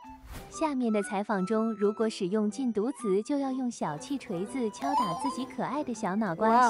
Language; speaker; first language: Chinese; native; Chinese